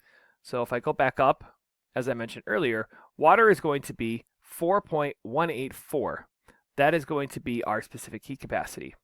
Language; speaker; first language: English; native; English